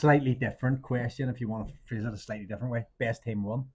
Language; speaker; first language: English; native; English